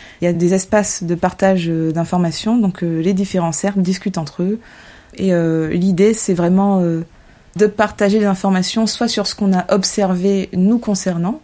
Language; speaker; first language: French; native; French